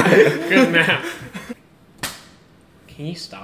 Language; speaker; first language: English; native; English